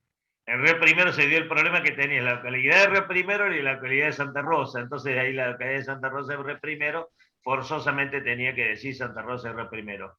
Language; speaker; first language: Spanish; native; Spanish